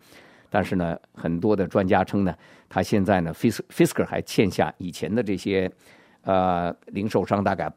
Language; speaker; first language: Chinese; native; Chinese